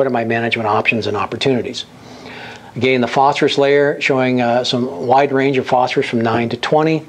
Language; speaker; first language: English; native; English